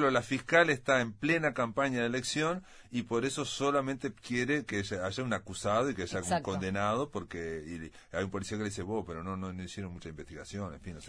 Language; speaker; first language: Spanish; native; Spanish